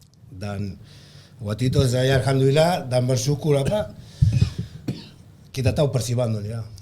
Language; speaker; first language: Indonesian; non-native, learner; Spanish